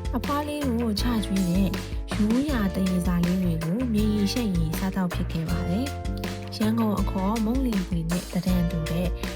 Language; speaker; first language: Burmese; native; Burmese